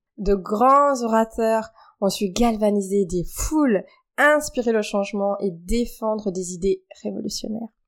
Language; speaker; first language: French; non-native, local second language; Morisyen